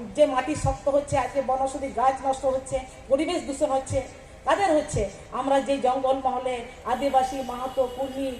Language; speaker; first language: Bangla; non-native, local second language; Santali